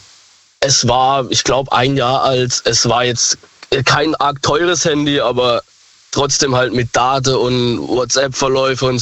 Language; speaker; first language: German; native; German